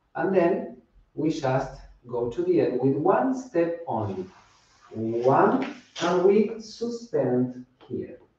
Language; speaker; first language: English; non-native, fluent; Spanish